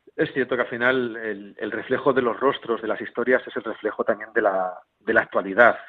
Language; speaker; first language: Spanish; native; Spanish